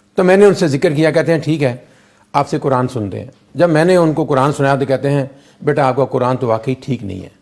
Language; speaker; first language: Urdu; non-native, local second language; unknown